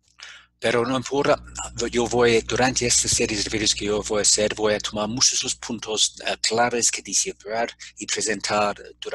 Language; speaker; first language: Spanish; non-native, fluent; English